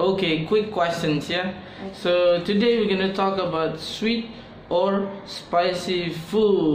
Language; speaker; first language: English; non-native, fluent; Indonesian